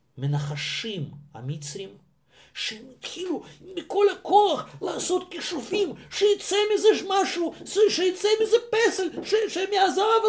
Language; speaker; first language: Hebrew; non-native, fluent; Russian